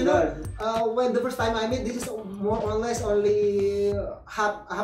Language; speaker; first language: English; non-native, learner; Indonesian